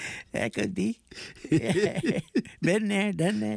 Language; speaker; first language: English; native; English